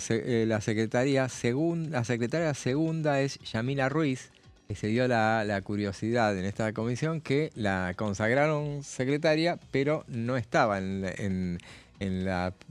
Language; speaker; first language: Spanish; native; Spanish